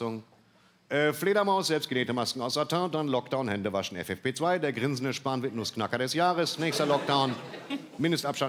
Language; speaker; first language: German; native; German